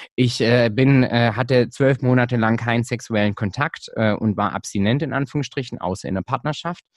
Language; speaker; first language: German; native; German